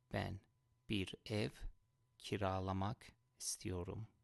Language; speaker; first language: Turkish; non-native, fluent; Persian